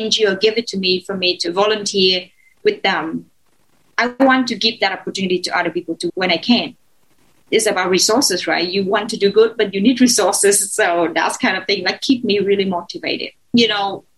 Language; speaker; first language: English; non-native, fluent; Vietnamese